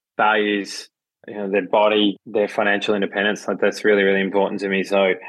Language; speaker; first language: English; native; English